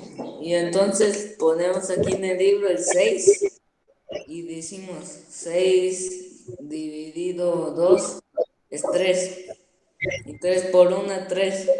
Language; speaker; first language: Spanish; native; Spanish